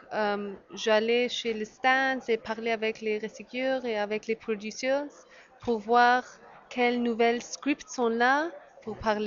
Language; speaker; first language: French; non-native, learner; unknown